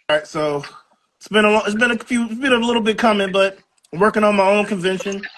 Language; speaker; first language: English; native; English